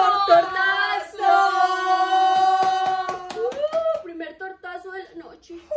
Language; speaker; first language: Spanish; native; Spanish